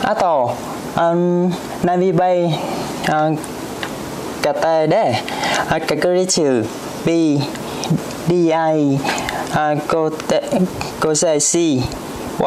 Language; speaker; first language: Japanese; non-native, learner; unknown